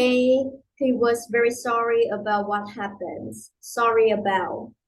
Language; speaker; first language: English; non-native, learner; Vietnamese